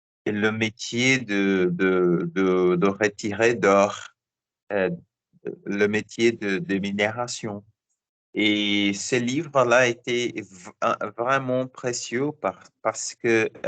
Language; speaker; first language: French; non-native, learner; Portuguese